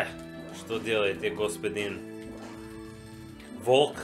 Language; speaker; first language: Russian; non-native, learner; English